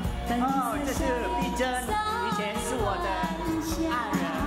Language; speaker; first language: Chinese; early bilingual, heritage; Chinese